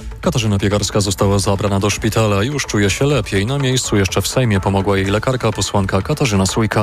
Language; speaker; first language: Polish; native; Polish